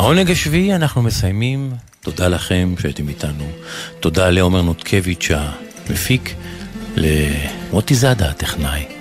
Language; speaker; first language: Hebrew; native; Hebrew